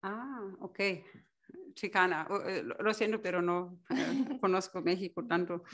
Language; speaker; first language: Spanish; non-native, fluent; German